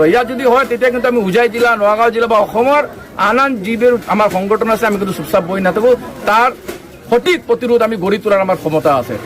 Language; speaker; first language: Assamese; non-native, local second language; Bangla